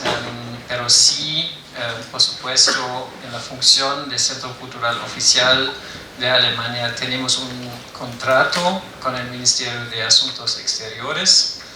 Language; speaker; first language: Spanish; non-native, fluent; German